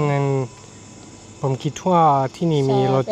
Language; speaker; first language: Thai; non-native, learner; French